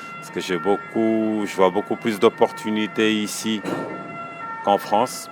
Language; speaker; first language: French; non-native, local second language; Wolof